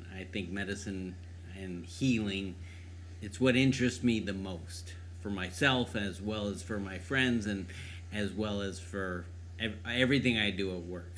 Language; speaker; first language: English; native; English